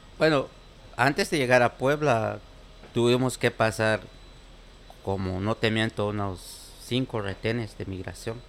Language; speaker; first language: Spanish; native; Spanish